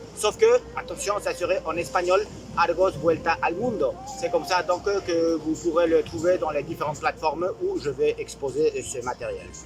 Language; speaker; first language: French; non-native, fluent; Spanish